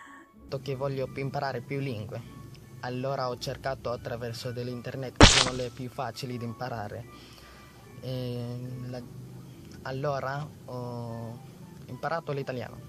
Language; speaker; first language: Italian; non-native, learner; Filipino